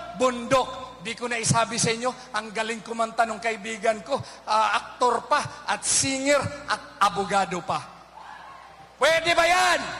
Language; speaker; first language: Filipino; non-native, local second language; Cebuano